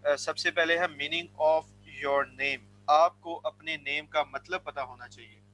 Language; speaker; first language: Urdu; non-native, local second language; Punjabi